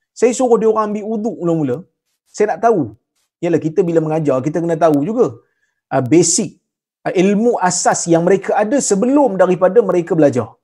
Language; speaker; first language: Malay; native; Malay